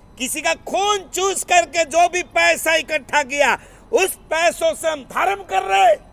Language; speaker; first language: Hindi; non-native, local second language; Gujarati